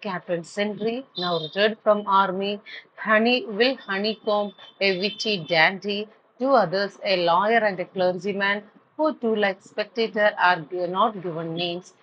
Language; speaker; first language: English; non-native, local second language; Malayalam